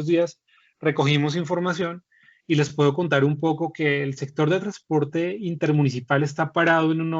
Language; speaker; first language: Spanish; native; Spanish